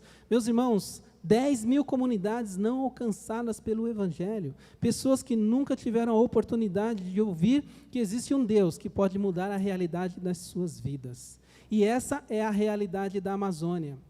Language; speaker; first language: Portuguese; native; Portuguese